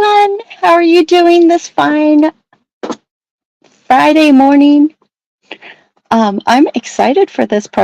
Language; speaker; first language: English; native; English